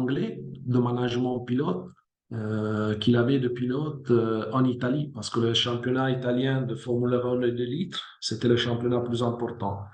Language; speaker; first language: French; non-native, fluent; Italian